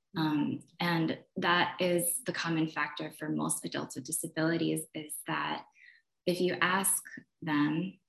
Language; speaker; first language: English; native; English